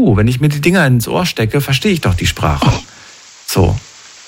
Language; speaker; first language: German; native; German